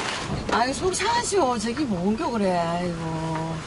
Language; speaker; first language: Korean; native; Korean